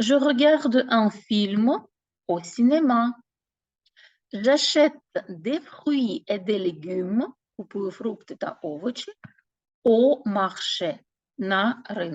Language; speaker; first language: French; non-native, fluent; Ukrainian